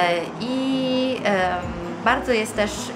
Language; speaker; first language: Polish; early bilingual, heritage; Polish